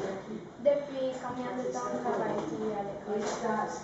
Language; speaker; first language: French; non-native, learner; Spanish